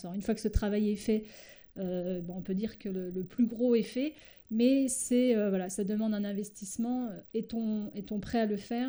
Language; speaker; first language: French; native; French